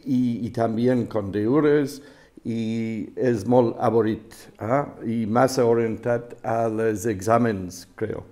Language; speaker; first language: Catalan; non-native, learner; English